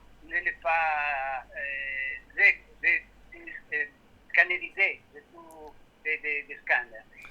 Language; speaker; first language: French; non-native, learner; Italian